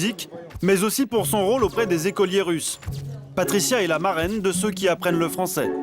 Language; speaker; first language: French; native; French